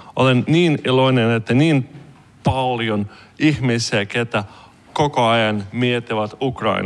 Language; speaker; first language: Finnish; non-native, learner; Ukrainian